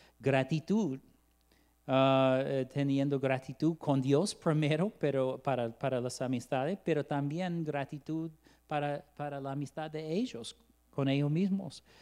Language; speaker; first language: Spanish; non-native, fluent; English